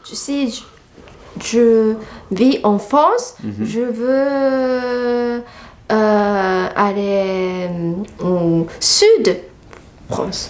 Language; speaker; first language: French; non-native, learner; Japanese